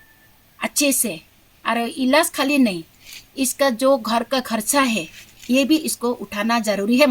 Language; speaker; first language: Hindi; non-native, local second language; Garo